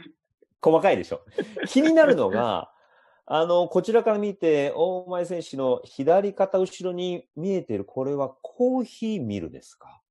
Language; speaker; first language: Japanese; native; Japanese